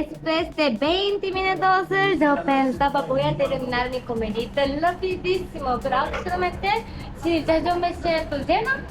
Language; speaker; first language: Spanish; non-native, learner; Japanese